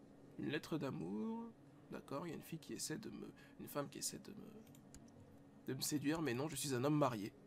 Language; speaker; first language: French; native; French